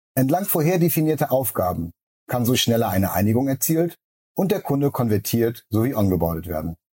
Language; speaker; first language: German; native; German